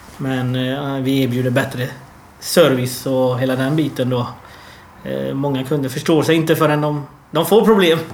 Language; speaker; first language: Swedish; early bilingual, other home language; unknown